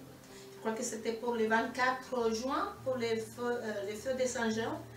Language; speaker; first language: French; non-native, fluent; Spanish